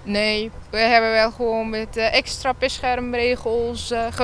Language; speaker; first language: Dutch; non-native, fluent; Arabic